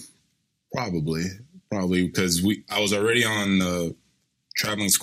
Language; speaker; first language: English; native; English